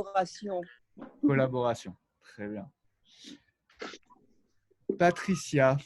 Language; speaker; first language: French; native; French